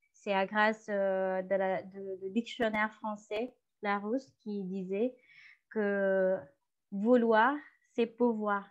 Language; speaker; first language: French; non-native, fluent; Indonesian